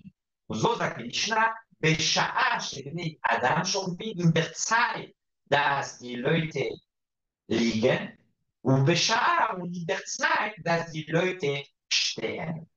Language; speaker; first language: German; non-native, fluent; Hebrew